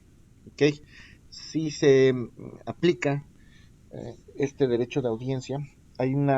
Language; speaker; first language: Spanish; native; Spanish